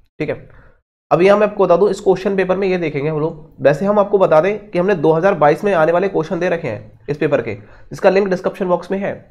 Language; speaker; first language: Hindi; native; Hindi